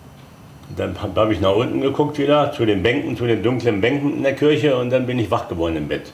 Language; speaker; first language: German; native; German